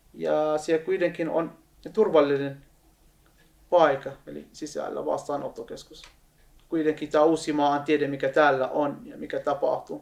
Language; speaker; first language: Finnish; non-native, learner; Arabic